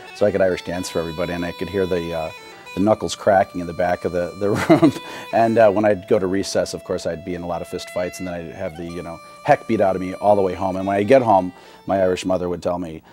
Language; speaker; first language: English; native; English